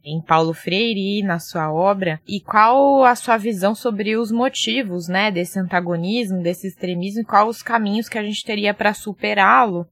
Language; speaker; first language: Portuguese; native; Portuguese